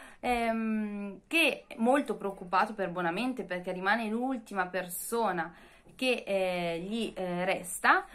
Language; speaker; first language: Italian; native; Italian